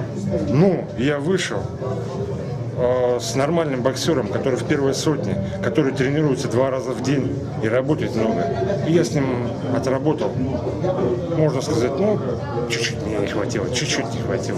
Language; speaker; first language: Russian; native; Russian